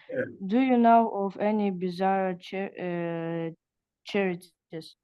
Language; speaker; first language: English; non-native, learner; Russian